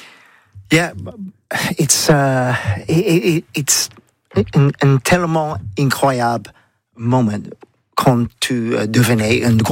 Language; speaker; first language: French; non-native, learner; English